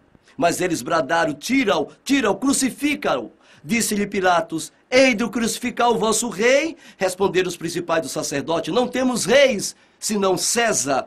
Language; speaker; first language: Portuguese; native; Portuguese